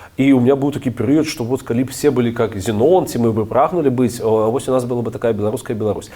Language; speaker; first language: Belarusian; non-native, local second language; Russian